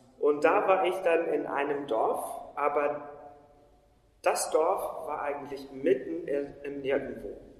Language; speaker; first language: German; non-native, fluent; Portuguese